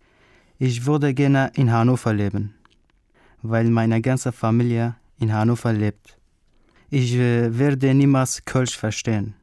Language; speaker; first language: German; non-native, learner; Arabic